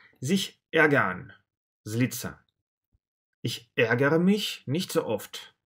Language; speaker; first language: German; non-native, fluent; Russian